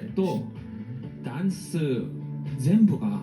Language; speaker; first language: Japanese; non-native, learner; Korean